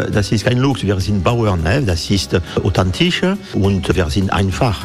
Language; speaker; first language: German; non-native, learner; French